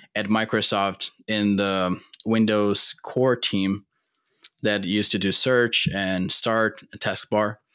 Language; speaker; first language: English; non-native, fluent; Portuguese